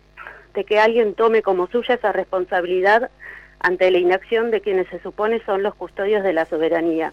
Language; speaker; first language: Spanish; native; Spanish